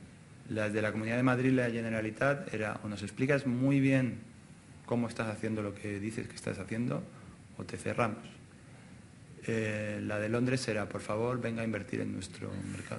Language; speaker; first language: Spanish; native; Spanish